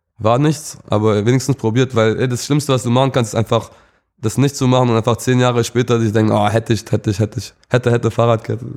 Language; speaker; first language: German; early bilingual, other home language; English